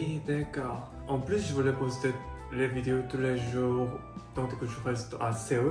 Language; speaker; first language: French; non-native, fluent; Korean